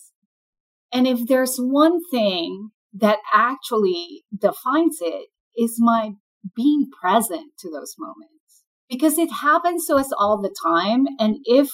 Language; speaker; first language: English; non-native, local second language; Filipino